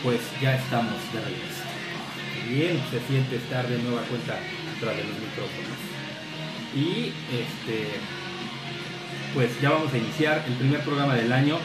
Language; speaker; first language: Spanish; native; Spanish